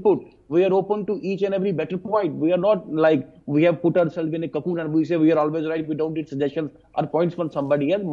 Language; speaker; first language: English; non-native, local second language; Dogri